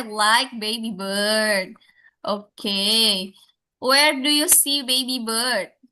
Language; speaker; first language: English; non-native, local second language; Indonesian